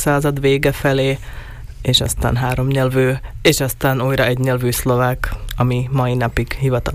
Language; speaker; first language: Hungarian; non-native, local second language; Slovak